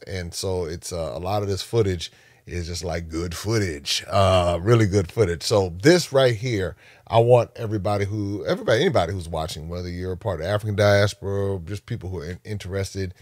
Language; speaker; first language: English; native; English